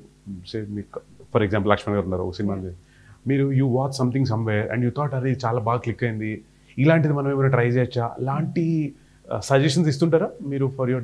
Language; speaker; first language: Telugu; native; Telugu